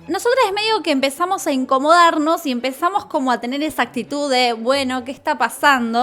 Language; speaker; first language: Spanish; native; Spanish